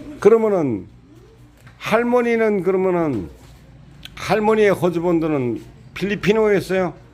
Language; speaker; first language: Korean; native; Korean